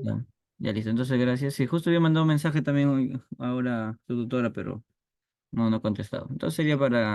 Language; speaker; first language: Spanish; native; Spanish